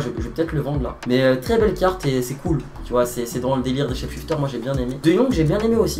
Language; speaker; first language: French; native; French